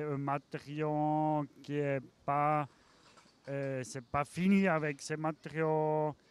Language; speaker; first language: French; non-native, learner; German